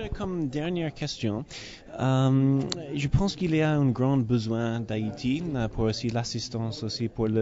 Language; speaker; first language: French; non-native, learner; English